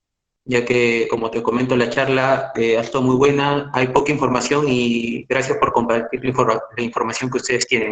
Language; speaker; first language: Spanish; native; Spanish